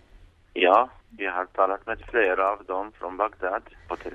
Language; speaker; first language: Swedish; non-native, fluent; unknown